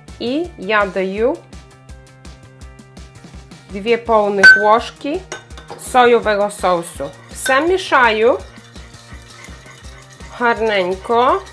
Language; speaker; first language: Polish; non-native, learner; Ukrainian